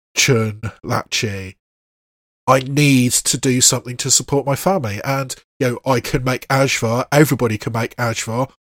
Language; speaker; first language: English; native; English